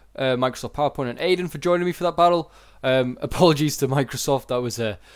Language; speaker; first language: English; native; English